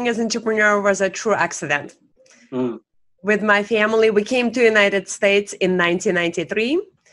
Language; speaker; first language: English; non-native, fluent; Russian